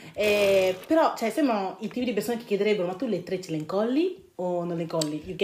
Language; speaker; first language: Italian; early bilingual, other home language; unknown